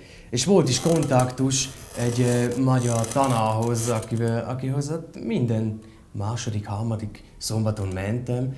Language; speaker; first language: Hungarian; non-native, fluent; German